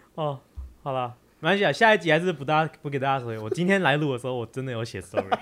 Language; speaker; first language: Chinese; early bilingual, heritage; Chinese